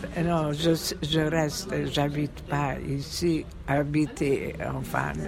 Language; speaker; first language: French; non-native, fluent; Hungarian